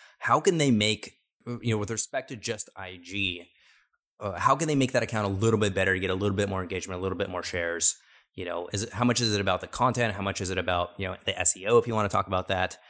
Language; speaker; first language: English; native; English